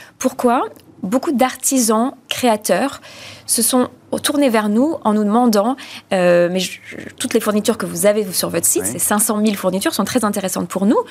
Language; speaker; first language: French; native; French